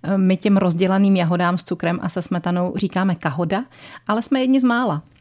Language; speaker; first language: Czech; native; Czech